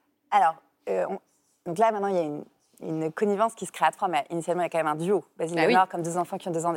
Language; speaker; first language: French; native; French